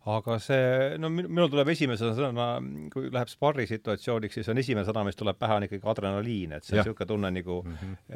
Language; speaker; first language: Estonian; non-native, local second language; Russian